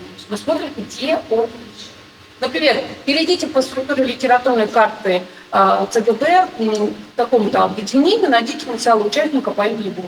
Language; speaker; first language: Russian; native; Russian